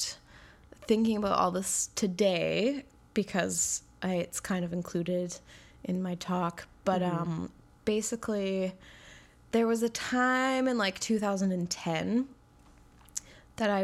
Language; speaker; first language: English; native; English